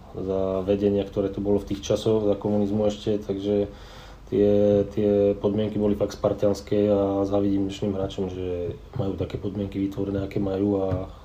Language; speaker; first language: Slovak; native; Slovak